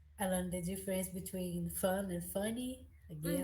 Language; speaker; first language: English; non-native, learner; Portuguese